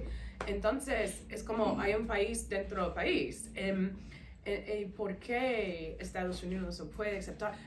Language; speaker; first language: Spanish; non-native, fluent; English